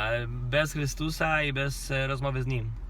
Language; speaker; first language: Polish; non-native, fluent; Kinyarwanda